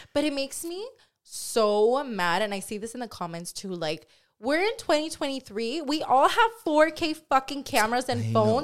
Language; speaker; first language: English; early bilingual, other home language; Spanish